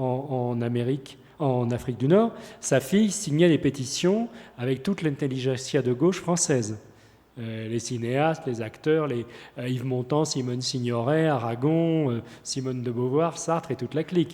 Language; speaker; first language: French; native; French